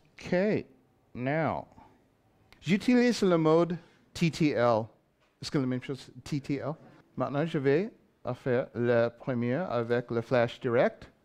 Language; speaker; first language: French; non-native, learner; English